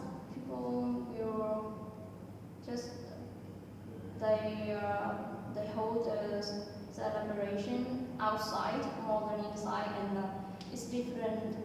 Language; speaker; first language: English; non-native, fluent; Vietnamese